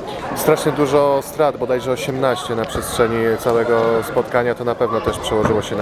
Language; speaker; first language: Polish; native; Polish